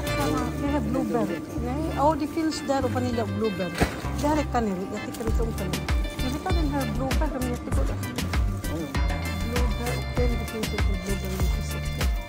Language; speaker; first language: Swedish; non-native, learner; Filipino